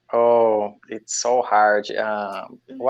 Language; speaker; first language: English; non-native, learner; Portuguese